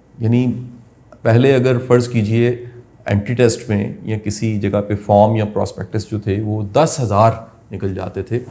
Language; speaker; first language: Urdu; non-native, local second language; Punjabi